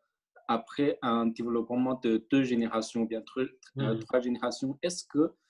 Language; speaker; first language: French; non-native, fluent; Chinese